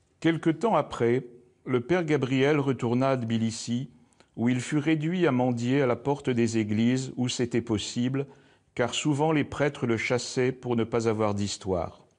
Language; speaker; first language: French; native; French